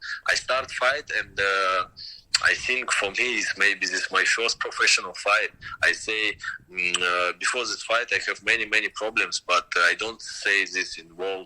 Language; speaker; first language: English; non-native, learner; Russian